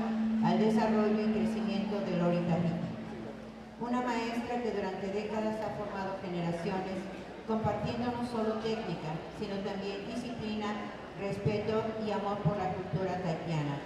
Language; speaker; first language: Spanish; native; Spanish